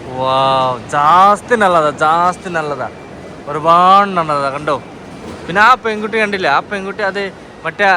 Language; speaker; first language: Malayalam; non-native, learner; Bangla